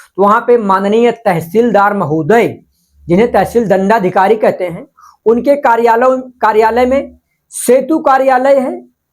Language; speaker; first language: Hindi; non-native, local second language; Marathi